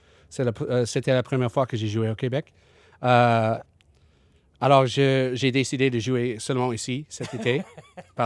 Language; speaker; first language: French; non-native, learner; English